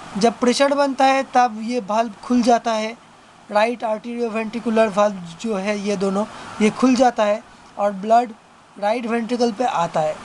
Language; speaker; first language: Hindi; non-native, local second language; Bangla